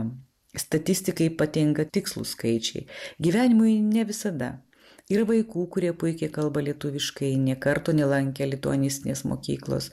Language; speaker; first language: Lithuanian; native; Lithuanian